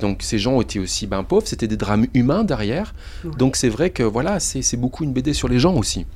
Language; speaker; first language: French; native; French